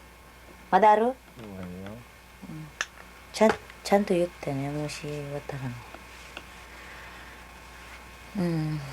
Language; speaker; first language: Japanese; non-native, learner; Filipino